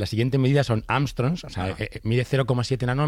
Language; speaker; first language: Spanish; native; Spanish